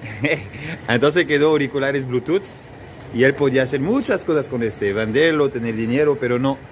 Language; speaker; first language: Spanish; non-native, learner; French